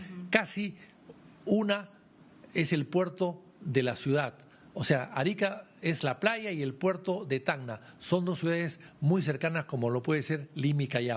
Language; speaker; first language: Spanish; native; Spanish